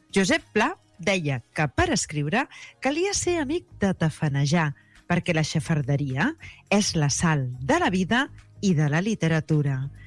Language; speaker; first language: Catalan; native; Catalan